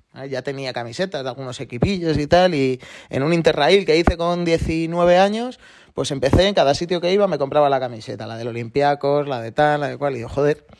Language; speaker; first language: Spanish; native; Spanish